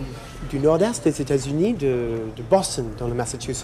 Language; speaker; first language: French; non-native, fluent; English